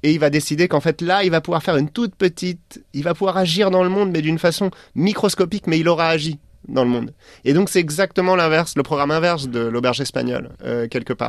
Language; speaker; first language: French; native; French